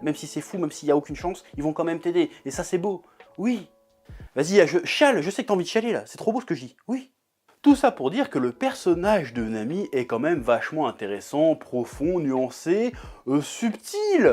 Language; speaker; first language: French; native; French